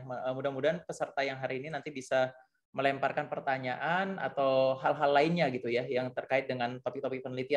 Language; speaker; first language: Indonesian; native; Indonesian